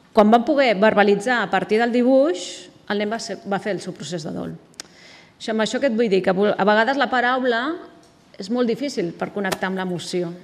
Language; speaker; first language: Catalan; native; Catalan